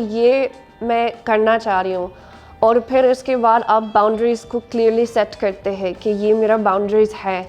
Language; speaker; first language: Hindi; non-native, learner; English